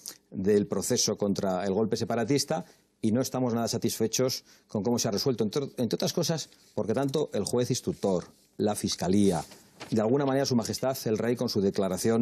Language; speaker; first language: Spanish; native; Spanish